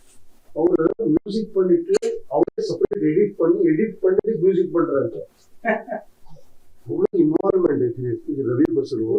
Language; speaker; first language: Tamil; non-native, learner; Kannada